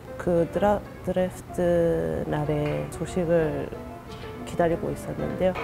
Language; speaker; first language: Korean; non-native, fluent; Japanese